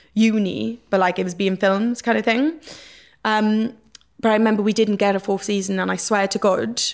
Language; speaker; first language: English; native; English